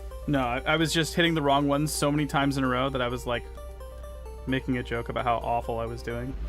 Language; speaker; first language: English; native; English